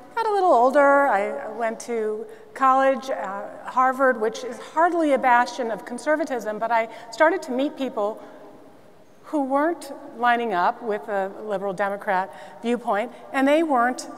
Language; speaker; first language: English; native; English